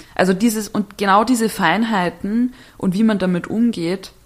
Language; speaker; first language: German; native; German